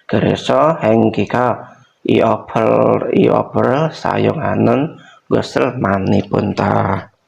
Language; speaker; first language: Korean; non-native, fluent; Indonesian